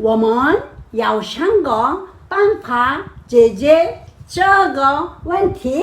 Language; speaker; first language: Chinese; non-native, learner; Korean